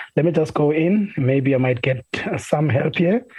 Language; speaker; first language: English; non-native, local second language; Xhosa